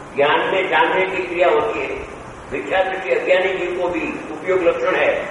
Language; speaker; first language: Hindi; non-native, local second language; Gujarati